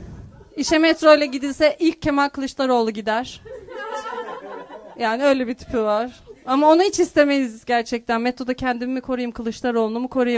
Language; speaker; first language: Turkish; native; Turkish